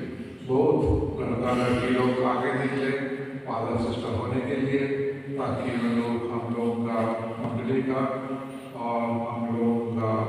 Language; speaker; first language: Hindi; non-native, local second language; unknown